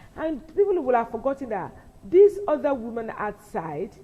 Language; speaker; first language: English; non-native, local second language; Yoruba